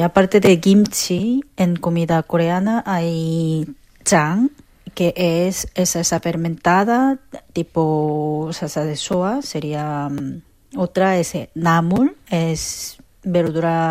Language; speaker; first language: Spanish; non-native, fluent; Korean